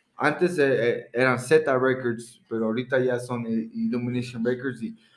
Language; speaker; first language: Spanish; early bilingual, heritage; Spanish